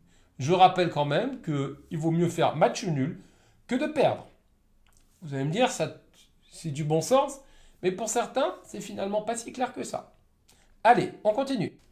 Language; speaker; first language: French; native; French